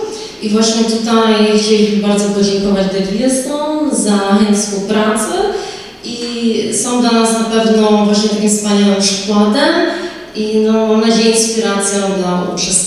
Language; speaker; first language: Polish; early bilingual, heritage; Polish